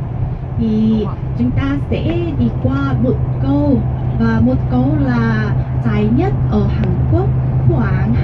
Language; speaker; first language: Vietnamese; non-native, learner; Korean